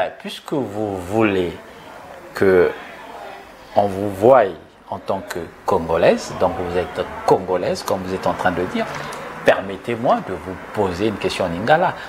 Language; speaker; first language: French; non-native, local second language; Lingala